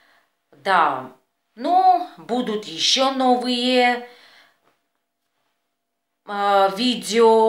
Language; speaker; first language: Russian; non-native, fluent; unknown